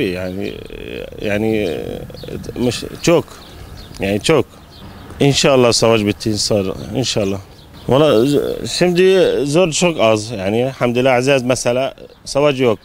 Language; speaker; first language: Turkish; non-native, learner; Arabic